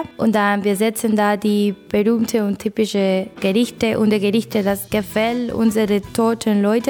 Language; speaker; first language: German; non-native, learner; Spanish